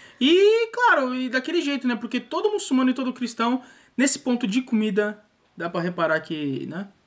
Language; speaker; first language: Portuguese; native; Portuguese